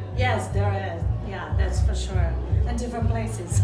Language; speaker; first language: English; non-native, fluent; Portuguese